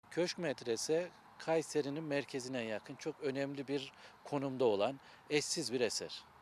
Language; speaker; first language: Turkish; native; Turkish